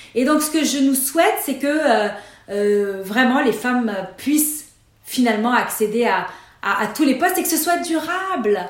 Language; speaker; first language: French; non-native, local second language; Arabic